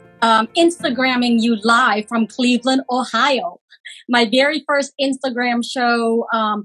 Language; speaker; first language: English; early bilingual, other home language; Khmer